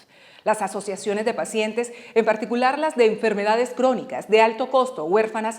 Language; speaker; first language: Spanish; native; Spanish